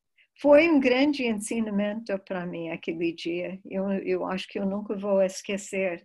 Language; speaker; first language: Portuguese; non-native, fluent; English